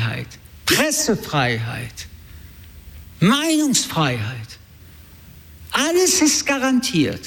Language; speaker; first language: German; early bilingual, other home language; French